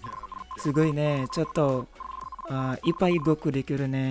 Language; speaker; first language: Japanese; non-native, learner; Indonesian